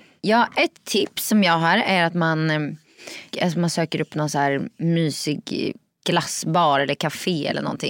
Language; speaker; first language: Swedish; native; Swedish